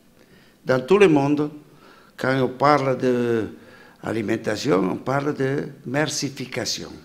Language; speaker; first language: French; non-native, fluent; Italian